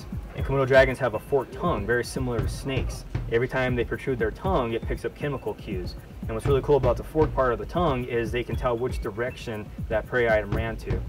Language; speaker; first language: English; native; English